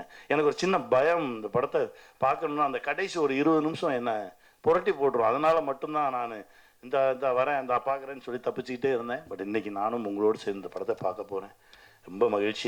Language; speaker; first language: Tamil; native; Tamil